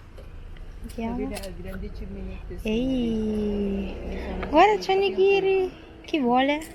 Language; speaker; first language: Italian; early bilingual, other home language; Filipino